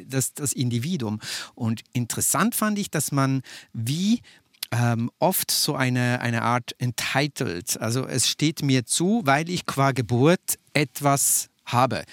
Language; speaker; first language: German; native; German